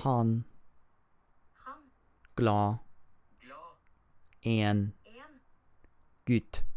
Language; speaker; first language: Norwegian; non-native, learner; English